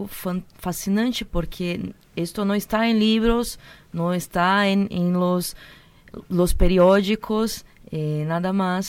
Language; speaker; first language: Spanish; non-native, learner; Portuguese